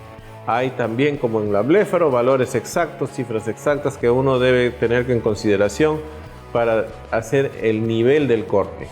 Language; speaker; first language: Spanish; native; Spanish